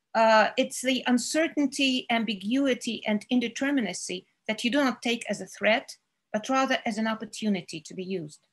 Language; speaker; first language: English; non-native, fluent; Russian